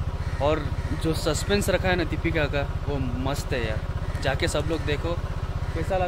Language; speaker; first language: Hindi; native; Hindi